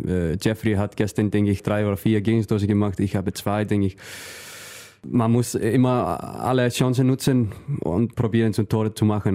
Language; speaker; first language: German; non-native, learner; Icelandic